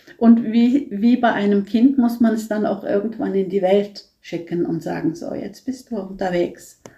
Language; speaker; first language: German; non-native, fluent; Norwegian